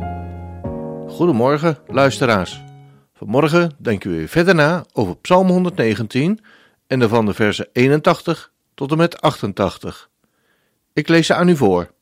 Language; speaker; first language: Dutch; native; Dutch